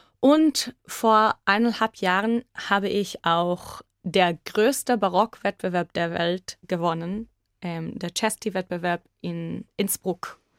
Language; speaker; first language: German; non-native, fluent; Hebrew